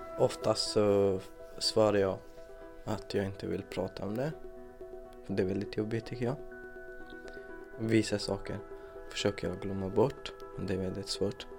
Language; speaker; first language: Swedish; non-native, fluent; Persian